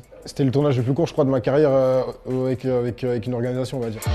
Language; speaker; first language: French; native; French